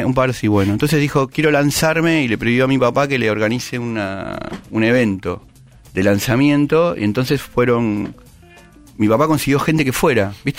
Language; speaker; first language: Spanish; native; Spanish